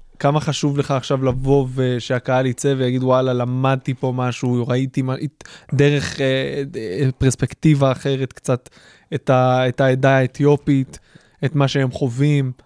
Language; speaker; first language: Hebrew; native; Hebrew